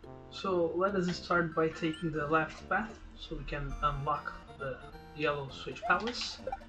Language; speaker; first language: English; non-native, fluent; Portuguese